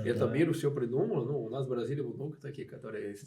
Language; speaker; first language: Russian; non-native, learner; Portuguese